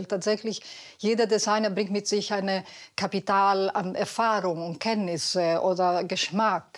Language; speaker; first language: German; non-native, fluent; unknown